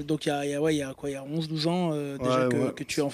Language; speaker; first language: French; native; French